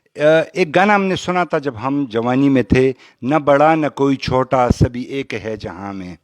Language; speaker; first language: Urdu; non-native, local second language; Pashto